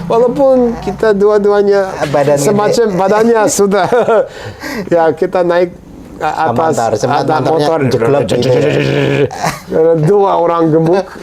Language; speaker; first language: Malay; non-native, fluent; English